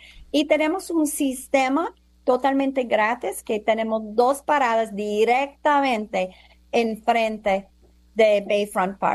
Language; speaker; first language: Spanish; non-native, fluent; English